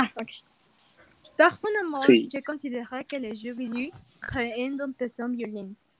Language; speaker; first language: French; non-native, learner; Spanish